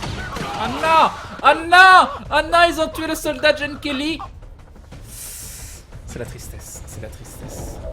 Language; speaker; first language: French; native; French